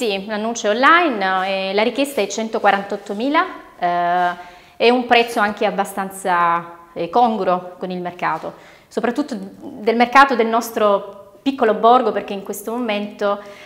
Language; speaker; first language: Italian; native; Italian